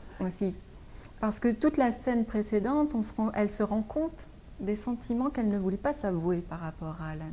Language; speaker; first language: French; native; French